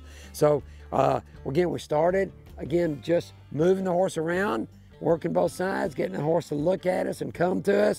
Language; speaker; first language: English; native; English